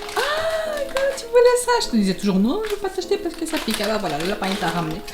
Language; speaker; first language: French; native; French